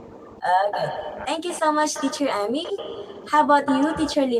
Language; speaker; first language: English; non-native, fluent; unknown